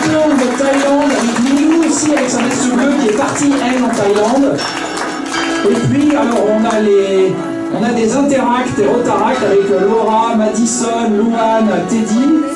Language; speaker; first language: French; native; French